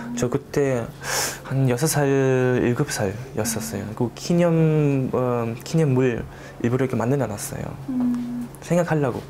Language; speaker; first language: Korean; early bilingual, heritage; German